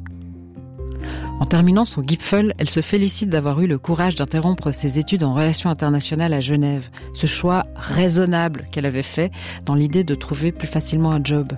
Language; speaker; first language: French; native; French